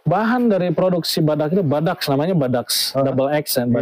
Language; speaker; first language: Indonesian; native; Indonesian